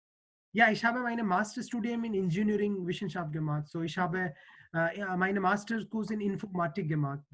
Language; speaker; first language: German; non-native, learner; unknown